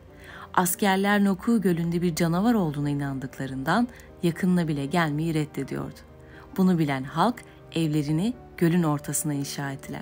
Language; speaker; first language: Turkish; native; Turkish